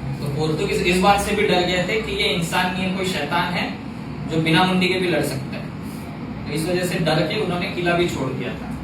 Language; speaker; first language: Hindi; non-native, local second language; Marathi